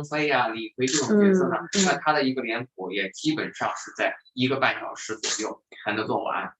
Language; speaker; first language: Chinese; native; Chinese